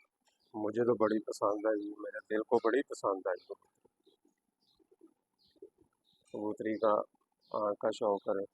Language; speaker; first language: Hindi; non-native, local second language; Punjabi